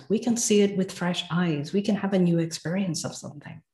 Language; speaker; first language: English; native; English